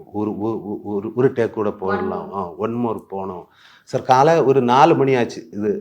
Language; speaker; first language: Tamil; non-native, learner; Malayalam